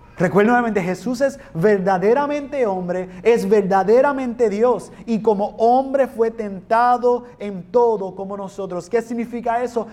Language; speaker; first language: Spanish; non-native, fluent; English